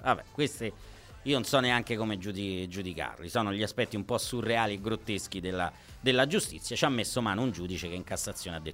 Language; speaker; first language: Italian; native; Italian